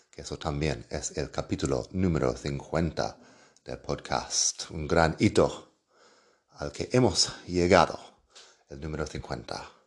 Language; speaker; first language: Spanish; non-native, fluent; English